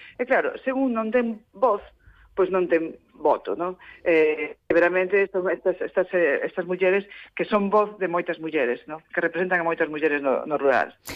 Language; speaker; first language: Galician; non-native, local second language; Spanish